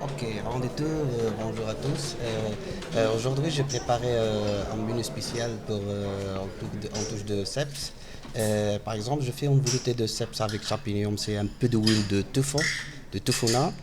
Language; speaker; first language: French; non-native, learner; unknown